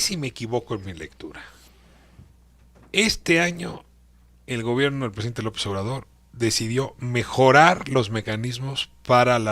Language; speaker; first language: Spanish; native; Spanish